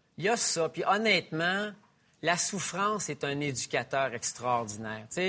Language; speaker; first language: French; native; French